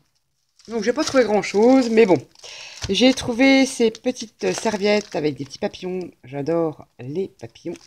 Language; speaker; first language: French; native; French